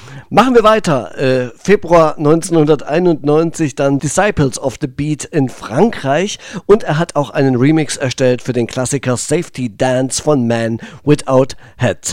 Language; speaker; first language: German; native; German